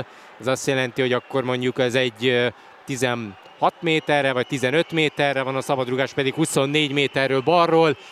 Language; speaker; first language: Hungarian; native; Hungarian